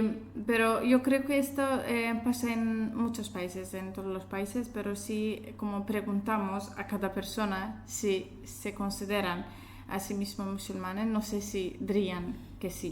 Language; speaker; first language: Spanish; non-native, fluent; Azerbaijani